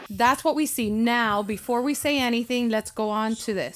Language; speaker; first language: English; early bilingual, other home language; Spanish